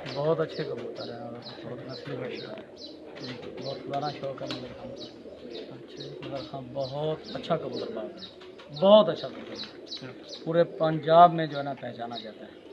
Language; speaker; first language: Hindi; non-native, local second language; Punjabi